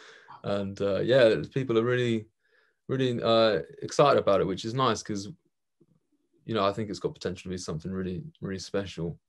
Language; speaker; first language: English; native; English